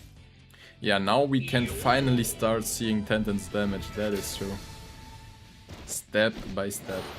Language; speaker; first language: English; non-native, fluent; German